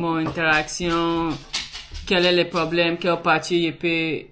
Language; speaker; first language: French; non-native, learner; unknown